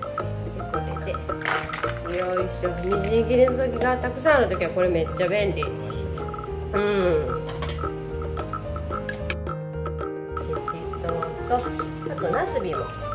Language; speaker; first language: Japanese; native; Japanese